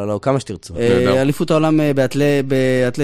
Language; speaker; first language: Hebrew; native; Hebrew